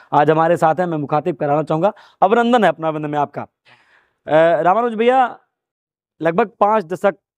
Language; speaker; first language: Hindi; native; Hindi